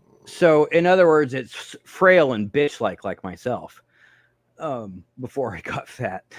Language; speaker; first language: English; native; English